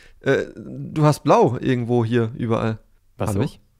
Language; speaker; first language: German; native; German